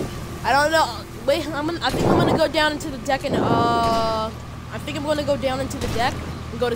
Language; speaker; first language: English; native; English